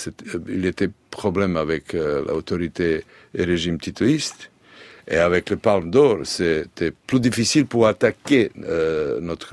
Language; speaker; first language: French; non-native, learner; Serbian